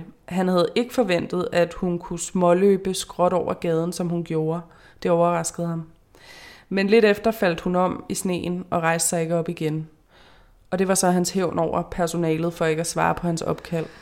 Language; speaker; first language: Danish; native; Danish